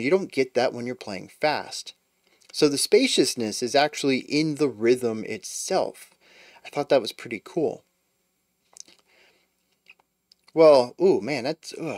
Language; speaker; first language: English; native; English